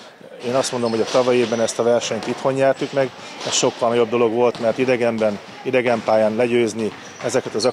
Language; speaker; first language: Hungarian; native; Hungarian